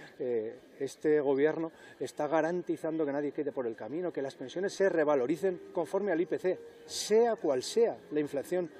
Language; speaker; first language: Spanish; native; Spanish